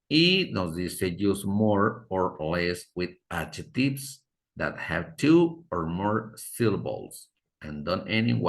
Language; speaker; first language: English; non-native, fluent; Spanish